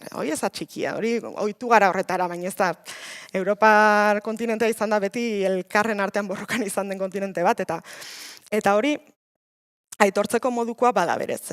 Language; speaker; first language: Basque; native; Basque